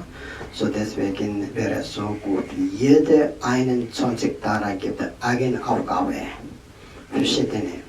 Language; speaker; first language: German; non-native, learner; Tibetan